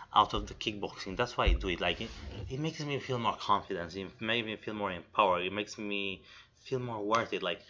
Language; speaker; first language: English; non-native, fluent; Romanian